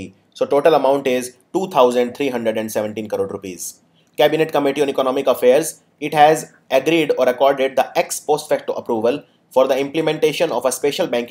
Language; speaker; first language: English; non-native, local second language; Hindi